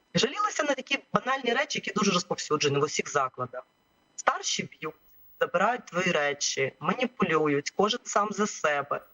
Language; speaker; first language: Ukrainian; native; Ukrainian